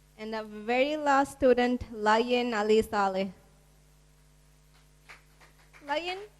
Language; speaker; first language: English; non-native, local second language; Divehi